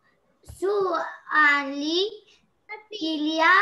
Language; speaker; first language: French; non-native, learner; Arabic